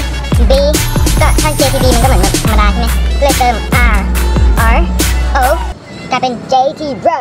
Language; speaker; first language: Thai; native; Thai